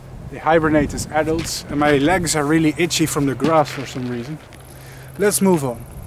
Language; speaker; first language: English; non-native, fluent; Dutch